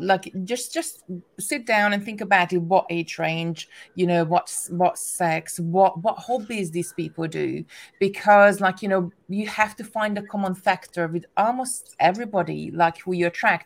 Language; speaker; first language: English; non-native, fluent; Hungarian